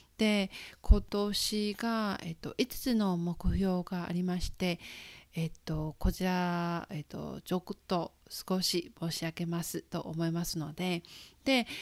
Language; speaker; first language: Japanese; non-native, fluent; Chinese